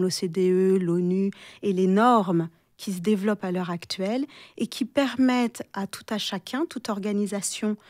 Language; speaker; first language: French; native; French